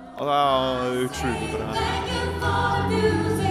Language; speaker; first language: Norwegian; non-native, learner; English